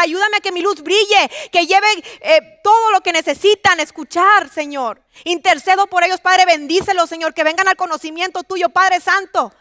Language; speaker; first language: Spanish; native; Spanish